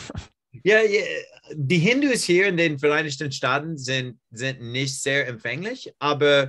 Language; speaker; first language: German; non-native, learner; English